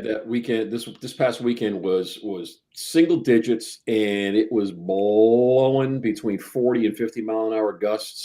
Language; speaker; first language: English; native; English